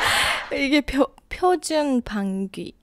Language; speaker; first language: Korean; non-native, fluent; Japanese